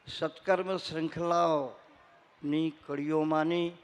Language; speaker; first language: Hindi; non-native, local second language; Gujarati